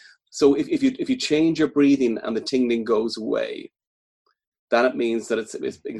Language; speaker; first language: English; native; English